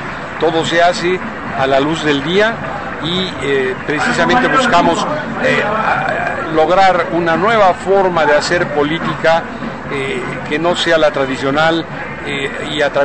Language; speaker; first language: Spanish; native; Spanish